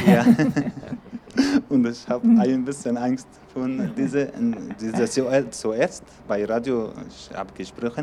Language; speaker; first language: German; non-native, learner; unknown